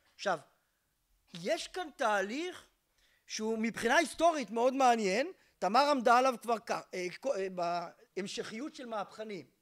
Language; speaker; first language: Hebrew; native; Hebrew